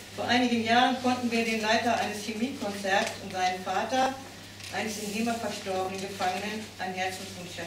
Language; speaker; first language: German; native; German